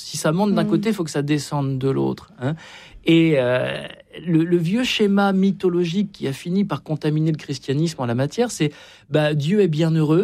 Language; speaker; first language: French; native; French